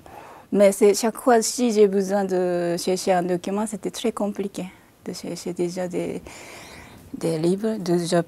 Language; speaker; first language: French; non-native, fluent; Japanese